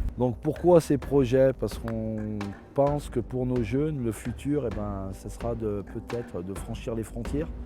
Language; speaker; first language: French; native; French